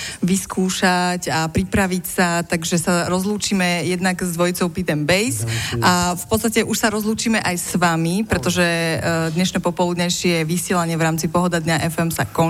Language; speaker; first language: Slovak; native; Slovak